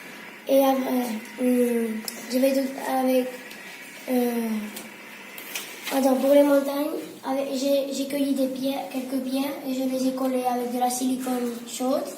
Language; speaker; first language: French; non-native, local second language; Spanish